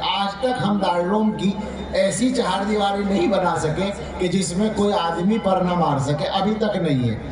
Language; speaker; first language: Urdu; native; Urdu